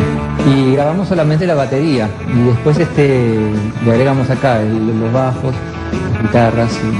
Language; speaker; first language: Spanish; native; Spanish